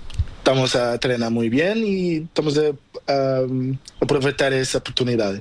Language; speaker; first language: Spanish; non-native, learner; Portuguese